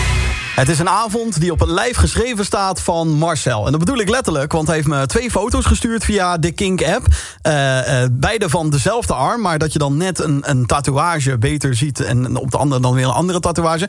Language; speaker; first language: Dutch; native; Dutch